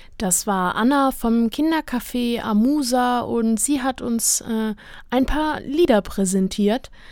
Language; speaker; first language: German; native; German